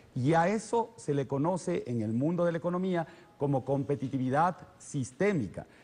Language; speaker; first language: Spanish; native; Spanish